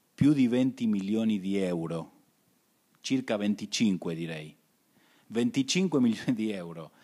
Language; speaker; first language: Italian; early bilingual, heritage; Spanish